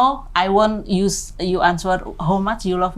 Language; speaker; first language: English; non-native, learner; Indonesian